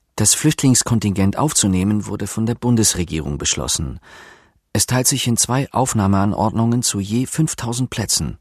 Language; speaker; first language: German; native; German